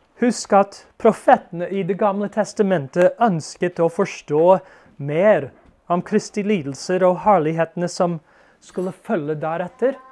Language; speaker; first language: Norwegian; non-native, fluent; English